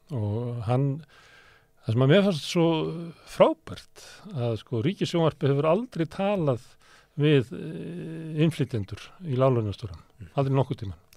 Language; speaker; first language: Icelandic; native; Icelandic